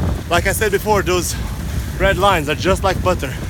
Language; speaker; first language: English; non-native, fluent; Portuguese